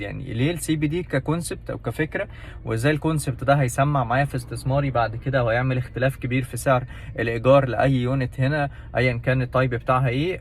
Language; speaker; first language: Arabic; native; Arabic